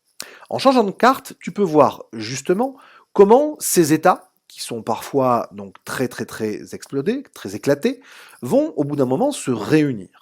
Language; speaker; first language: French; native; French